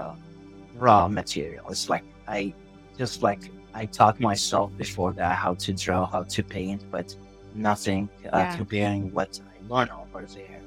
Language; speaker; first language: English; non-native, learner; Arabic